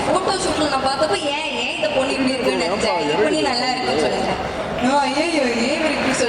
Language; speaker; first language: Tamil; non-native, learner; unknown